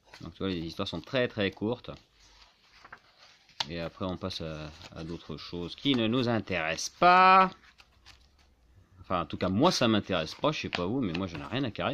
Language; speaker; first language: French; native; French